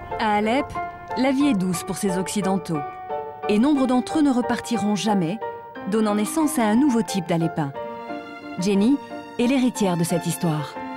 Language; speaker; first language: French; native; French